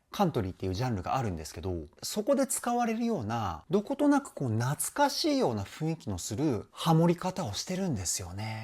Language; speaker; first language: Japanese; native; Japanese